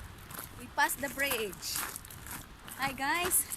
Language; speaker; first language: English; non-native, local second language; Filipino